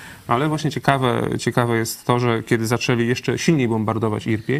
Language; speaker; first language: Polish; native; Polish